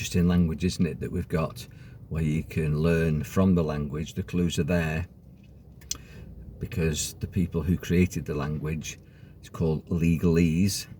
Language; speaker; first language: English; native; English